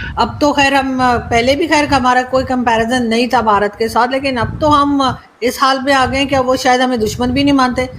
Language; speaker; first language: Urdu; native; Urdu